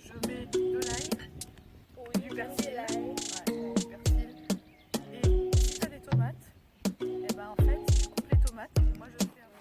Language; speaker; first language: French; native; French